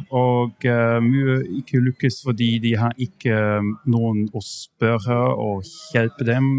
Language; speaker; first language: Norwegian; non-native, fluent; German